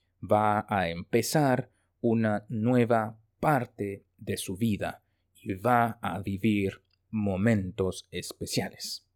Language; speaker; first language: Spanish; non-native, fluent; Chinese